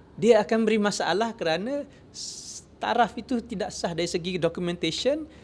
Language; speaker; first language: Malay; non-native, local second language; Chinese